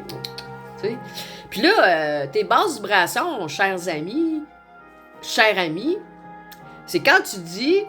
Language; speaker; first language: French; native; French